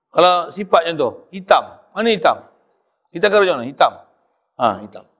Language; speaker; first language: Malay; native; Malay